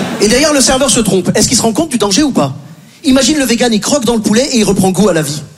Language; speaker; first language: French; native; French